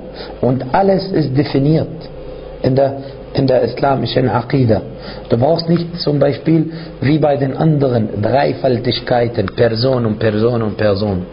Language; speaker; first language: German; non-native, fluent; Arabic